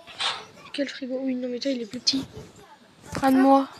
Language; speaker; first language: French; native; French